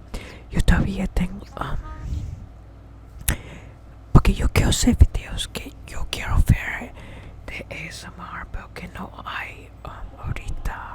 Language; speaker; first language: Spanish; early bilingual, heritage; English